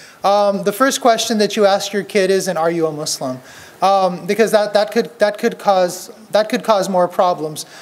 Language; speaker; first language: English; native; English